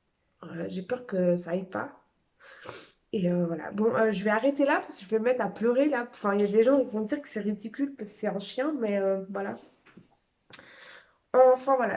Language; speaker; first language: French; native; French